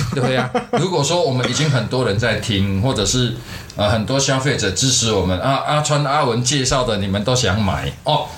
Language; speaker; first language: Chinese; non-native, local second language; Min Nan Chinese